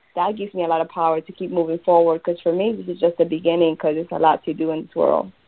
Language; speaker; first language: English; early bilingual, other home language; Spanish